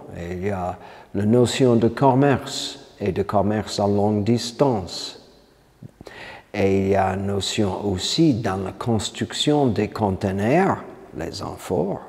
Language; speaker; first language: French; non-native, fluent; English